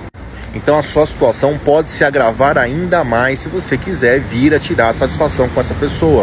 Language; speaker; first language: Portuguese; native; Portuguese